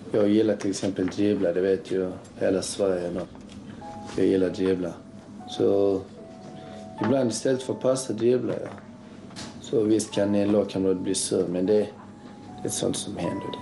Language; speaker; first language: Swedish; early bilingual, other home language; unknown